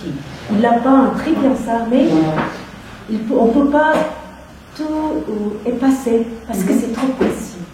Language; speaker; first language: French; non-native, fluent; Korean